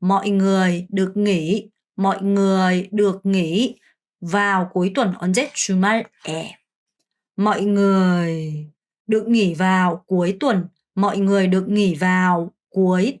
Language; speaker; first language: Vietnamese; non-native, fluent; Korean